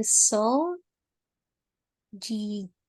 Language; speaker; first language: Korean; non-native, learner; Indonesian